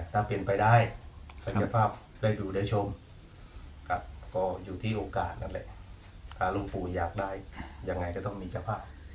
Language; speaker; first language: Thai; native; Thai